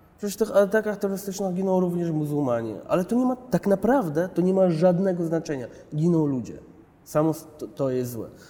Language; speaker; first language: Polish; early bilingual, other home language; Chechen